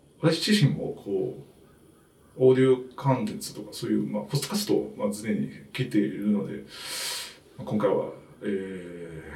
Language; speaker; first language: Japanese; non-native, fluent; Chinese